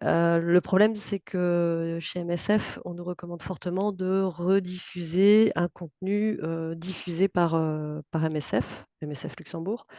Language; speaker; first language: French; native; French